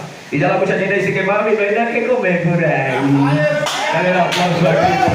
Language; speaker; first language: Spanish; native; Spanish